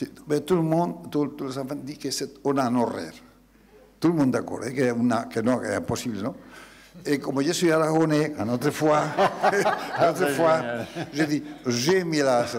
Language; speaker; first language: French; non-native, learner; Spanish